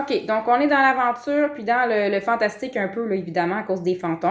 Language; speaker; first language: French; native; French